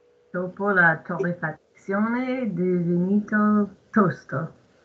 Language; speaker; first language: Italian; non-native, learner; English